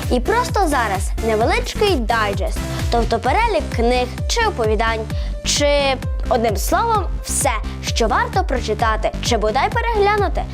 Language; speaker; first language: Ukrainian; native; Ukrainian